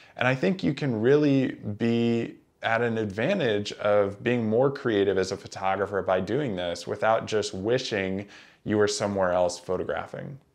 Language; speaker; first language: English; native; English